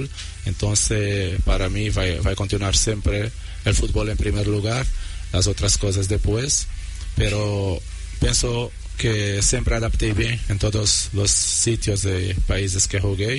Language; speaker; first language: Spanish; non-native, learner; Portuguese